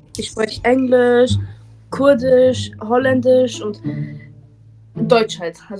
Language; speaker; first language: German; early bilingual, other home language; Kurdish